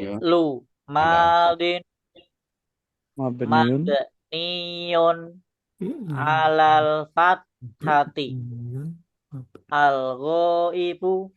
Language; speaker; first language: Arabic; non-native, learner; Indonesian